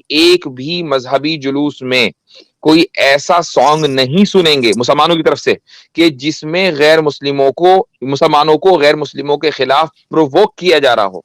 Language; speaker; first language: Hindi; native; Hindi